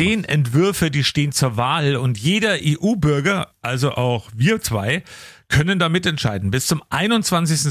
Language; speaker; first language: German; native; German